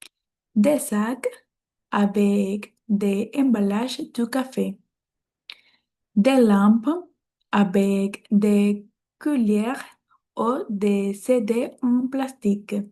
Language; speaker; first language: French; non-native, learner; Spanish